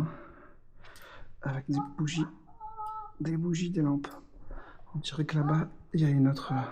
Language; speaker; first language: French; native; French